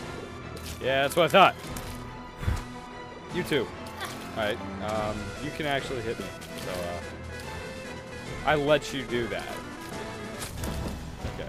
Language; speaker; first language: English; native; English